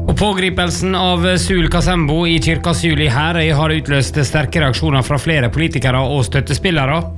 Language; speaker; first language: Norwegian; native; Norwegian